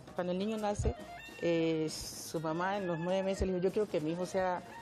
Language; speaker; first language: Spanish; native; Spanish